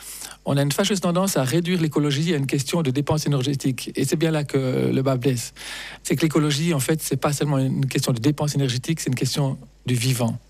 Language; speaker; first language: French; native; French